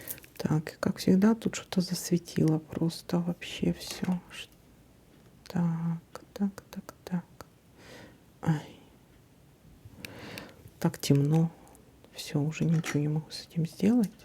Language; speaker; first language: Russian; native; Russian